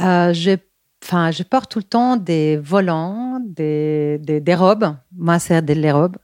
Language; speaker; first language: French; non-native, fluent; Spanish